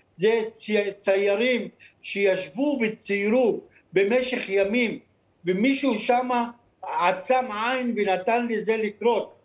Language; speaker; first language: Hebrew; non-native, local second language; Arabic